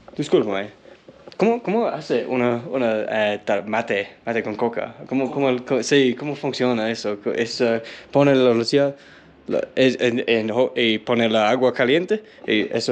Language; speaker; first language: Spanish; non-native, learner; English